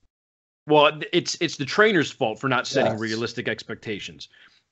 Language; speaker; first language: English; native; English